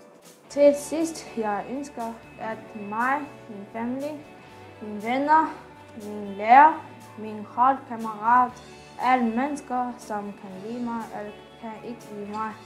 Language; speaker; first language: Danish; non-native, learner; Chinese